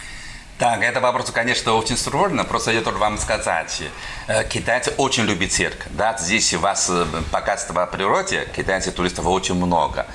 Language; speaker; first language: Russian; non-native, learner; Chinese